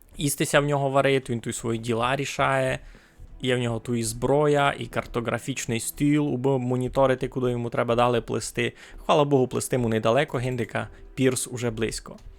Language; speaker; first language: Ukrainian; native; Ukrainian